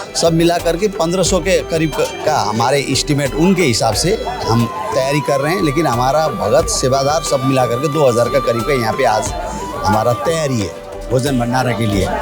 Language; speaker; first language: Hindi; non-native, local second language; Maithili